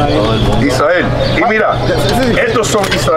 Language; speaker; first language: Spanish; early bilingual, heritage; Spanish